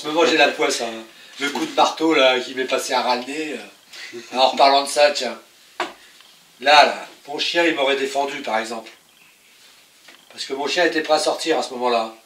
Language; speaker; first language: French; native; French